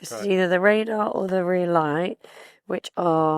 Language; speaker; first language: English; native; English